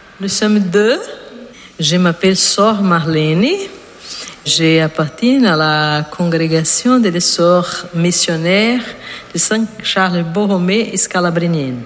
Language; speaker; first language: French; non-native, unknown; Portuguese